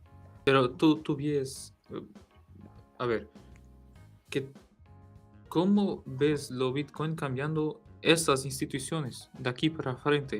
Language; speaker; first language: Spanish; non-native, learner; Portuguese